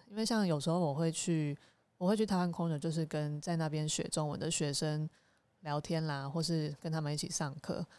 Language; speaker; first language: Chinese; native; Chinese